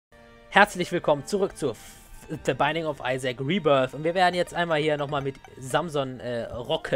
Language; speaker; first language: German; native; German